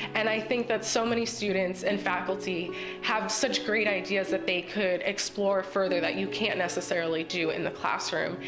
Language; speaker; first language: English; native; English